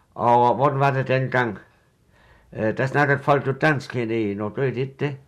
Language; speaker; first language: Danish; native; Danish